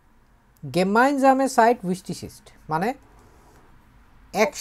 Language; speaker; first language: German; non-native, fluent; Bangla